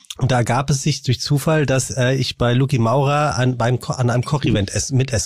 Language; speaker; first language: German; native; German